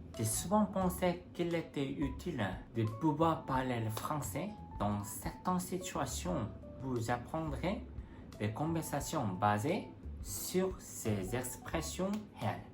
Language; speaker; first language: French; non-native, fluent; Korean